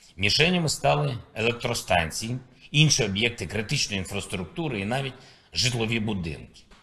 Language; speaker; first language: Ukrainian; native; Ukrainian